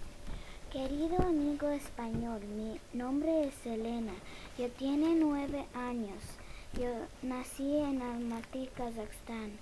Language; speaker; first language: Spanish; non-native, learner; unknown